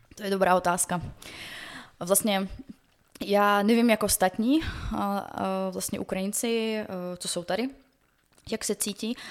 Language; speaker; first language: Czech; non-native, fluent; Ukrainian